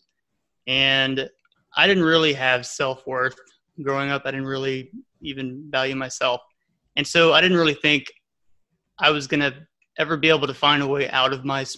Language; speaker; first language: English; native; English